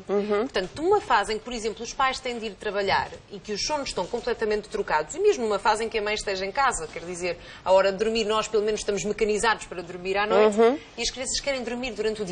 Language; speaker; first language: Portuguese; native; Portuguese